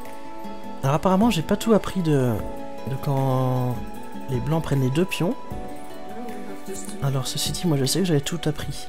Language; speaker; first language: French; native; French